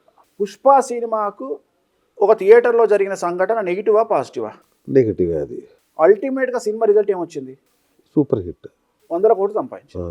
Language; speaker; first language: Telugu; native; Telugu